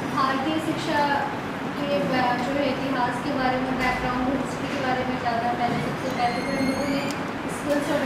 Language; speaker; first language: Hindi; native; Hindi